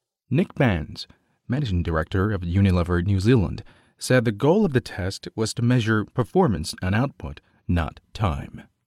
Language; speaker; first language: English; non-native, fluent; Chinese